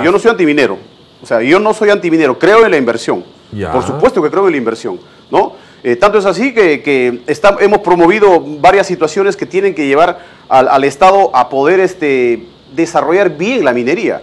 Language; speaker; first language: Spanish; native; Spanish